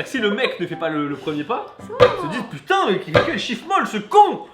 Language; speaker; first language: French; native; French